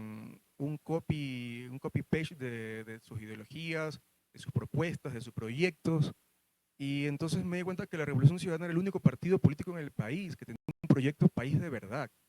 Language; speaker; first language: Spanish; native; Spanish